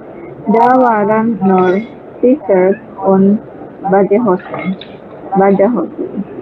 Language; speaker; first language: German; non-native, learner; Indonesian